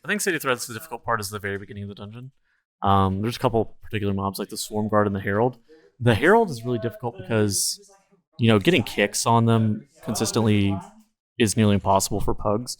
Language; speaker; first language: English; native; English